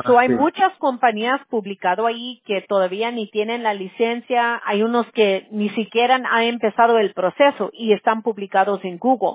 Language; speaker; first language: Spanish; early bilingual, heritage; English